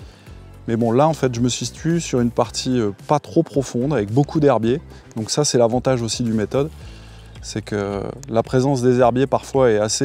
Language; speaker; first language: French; native; French